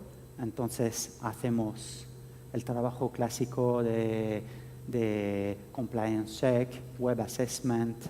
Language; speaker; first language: Spanish; non-native, fluent; French